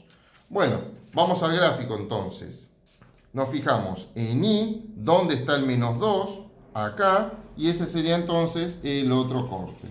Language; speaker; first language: Spanish; native; Spanish